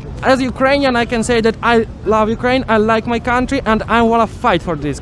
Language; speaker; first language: English; non-native, fluent; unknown